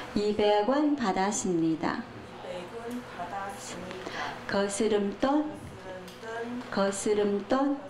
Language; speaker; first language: Korean; non-native, fluent; Chinese